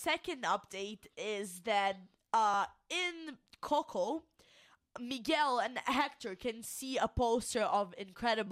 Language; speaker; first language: English; non-native, fluent; Portuguese